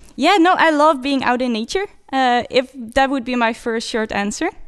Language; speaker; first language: English; non-native, fluent; Dutch